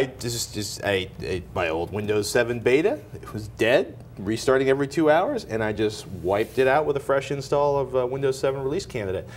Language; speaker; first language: English; native; English